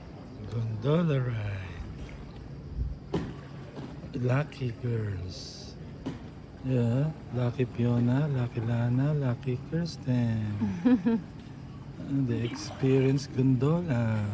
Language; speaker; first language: English; non-native, local second language; Filipino